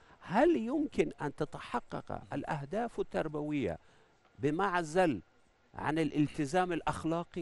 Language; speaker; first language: Arabic; non-native, fluent; Persian